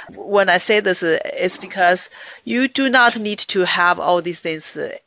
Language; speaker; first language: English; non-native, fluent; Chinese